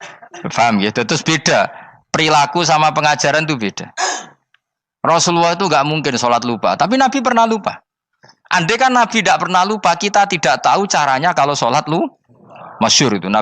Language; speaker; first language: Indonesian; native; Indonesian